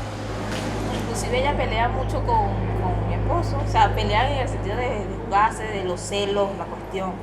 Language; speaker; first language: Spanish; native; Spanish